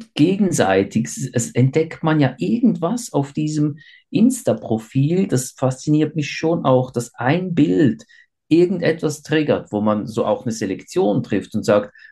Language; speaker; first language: German; native; German